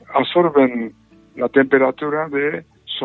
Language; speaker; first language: Spanish; non-native, fluent; Japanese